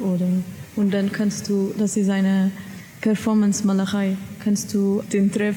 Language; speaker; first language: German; non-native, learner; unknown